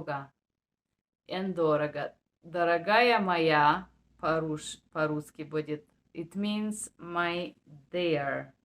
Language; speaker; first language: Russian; non-native, fluent; Bulgarian